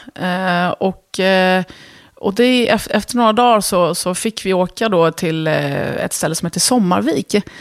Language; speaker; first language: Swedish; early bilingual, other home language; Arabic